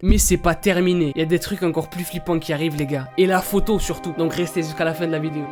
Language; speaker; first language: French; native; French